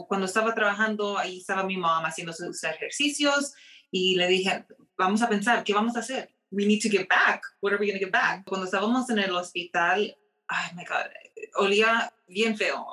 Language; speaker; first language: Spanish; early bilingual, heritage; Spanish